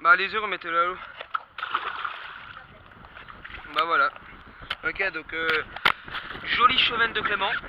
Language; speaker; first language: French; native; French